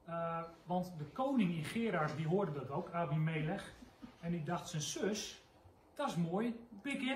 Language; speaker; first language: Dutch; native; Dutch